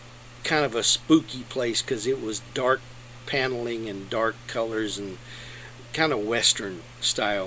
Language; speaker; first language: English; native; English